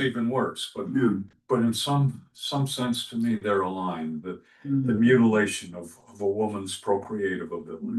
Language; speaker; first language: English; native; English